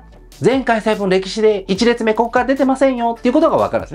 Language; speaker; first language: Japanese; native; Japanese